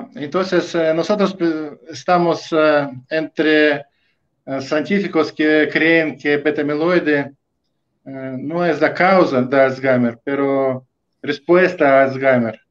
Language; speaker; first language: Spanish; non-native, fluent; Russian